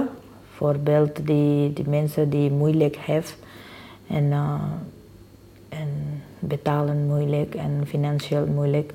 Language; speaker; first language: Dutch; non-native, learner; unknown